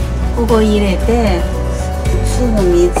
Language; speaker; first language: Japanese; non-native, learner; Chinese